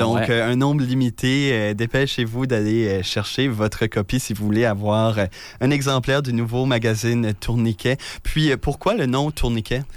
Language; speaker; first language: French; native; French